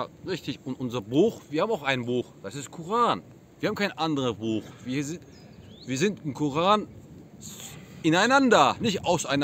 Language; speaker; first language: German; non-native, fluent; Turkish